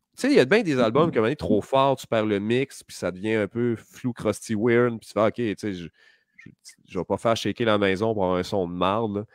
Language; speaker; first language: French; native; French